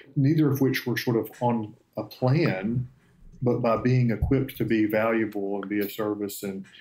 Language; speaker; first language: English; native; English